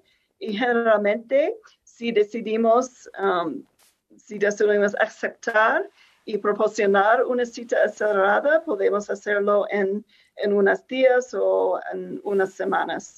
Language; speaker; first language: Spanish; non-native, fluent; English